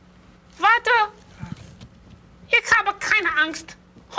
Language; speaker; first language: German; non-native, learner; English